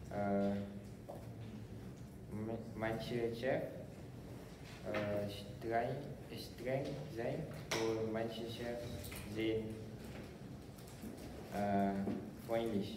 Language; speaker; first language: German; non-native, learner; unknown